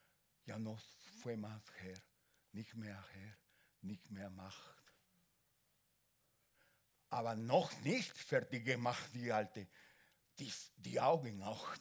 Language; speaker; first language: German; non-native, learner; Spanish